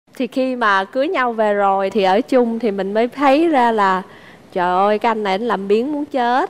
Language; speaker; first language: Vietnamese; native; Vietnamese